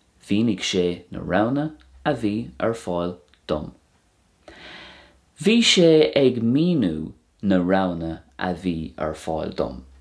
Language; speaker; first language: Irish; non-native, local second language; English